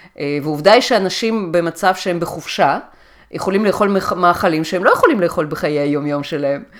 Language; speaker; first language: Hebrew; early bilingual, other home language; Russian